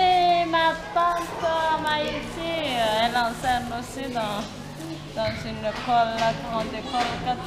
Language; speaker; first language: French; non-native, local second language; Malagasy